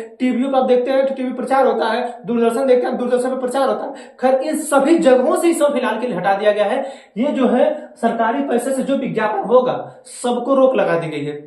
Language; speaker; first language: Hindi; native; Hindi